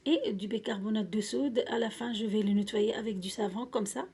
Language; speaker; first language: French; non-native, local second language; Arabic